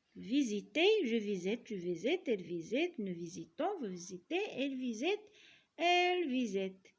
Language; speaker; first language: French; non-native, local second language; Arabic